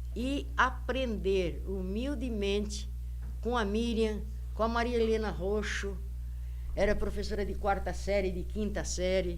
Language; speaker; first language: Portuguese; native; Portuguese